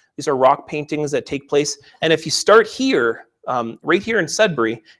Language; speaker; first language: English; native; English